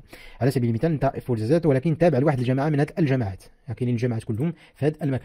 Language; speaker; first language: Arabic; native; Arabic